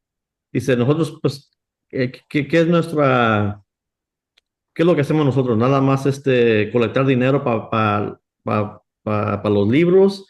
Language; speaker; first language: Spanish; early bilingual, heritage; Spanish